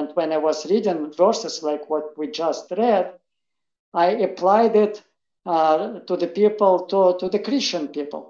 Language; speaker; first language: English; non-native, fluent; Russian